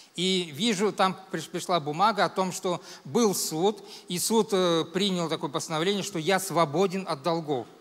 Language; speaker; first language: Russian; native; Russian